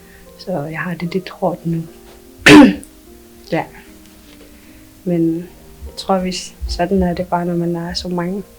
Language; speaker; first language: Danish; non-native, local second language; Kalaallisut